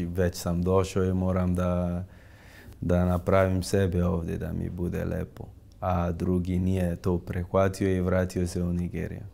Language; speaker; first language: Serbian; non-native, fluent; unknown